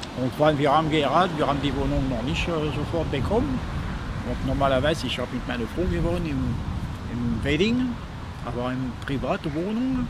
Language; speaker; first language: German; non-native, fluent; French